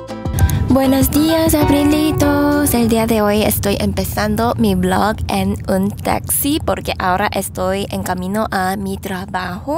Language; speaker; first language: Spanish; non-native, fluent; Korean